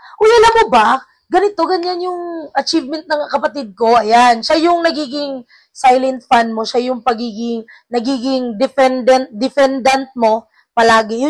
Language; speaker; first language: Filipino; non-native, local second language; Cebuano